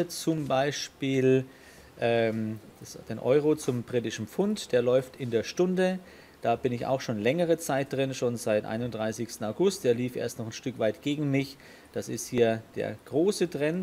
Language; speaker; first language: German; native; German